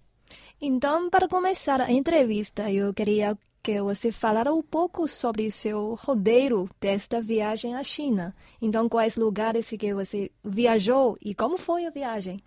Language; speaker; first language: Portuguese; non-native, fluent; Chinese